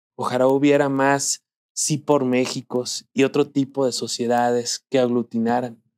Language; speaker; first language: Spanish; native; Spanish